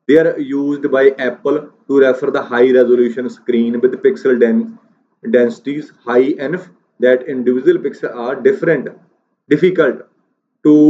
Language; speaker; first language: English; non-native, local second language; Punjabi